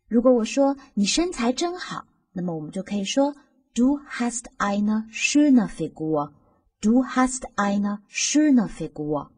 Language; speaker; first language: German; non-native, fluent; Chinese